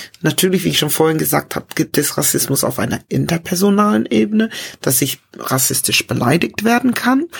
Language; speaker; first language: German; early bilingual, other home language; English